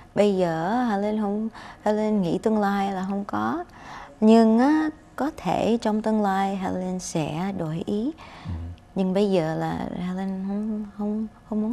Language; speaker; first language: Vietnamese; non-native, fluent; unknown